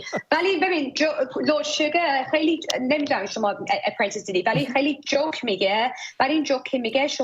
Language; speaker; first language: Persian; early bilingual, heritage; Persian